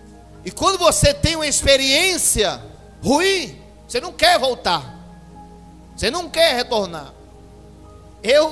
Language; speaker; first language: Portuguese; native; Portuguese